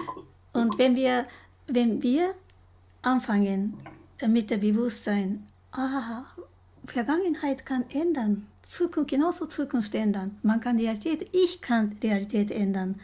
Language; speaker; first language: German; non-native, learner; Japanese